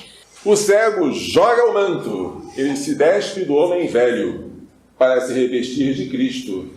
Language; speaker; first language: Portuguese; native; Portuguese